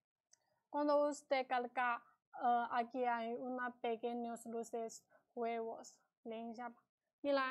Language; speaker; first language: Spanish; non-native, learner; Chinese